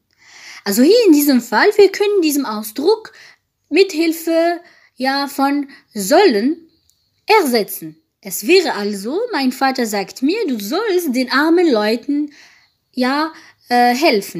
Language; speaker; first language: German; non-native, fluent; French